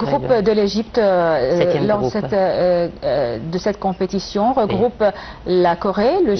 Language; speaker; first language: French; non-native, fluent; Arabic